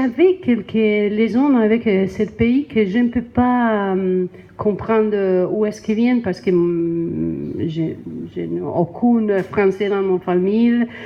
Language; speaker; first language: French; non-native, learner; Spanish